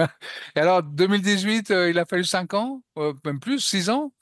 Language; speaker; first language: French; native; French